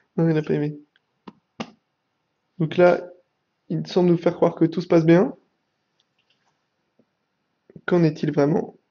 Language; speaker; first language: French; native; French